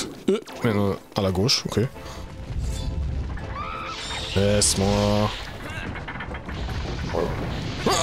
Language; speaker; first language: French; non-native, learner; German